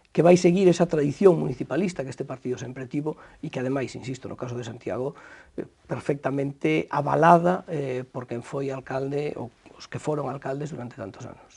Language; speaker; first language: Galician; native; Galician